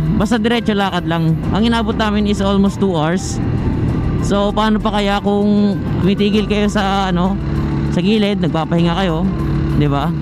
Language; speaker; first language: Filipino; native; Filipino